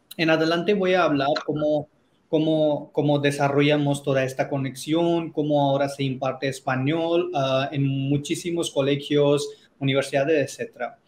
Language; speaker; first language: Spanish; non-native, fluent; Hindi